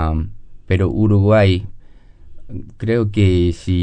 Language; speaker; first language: Spanish; non-native, learner; English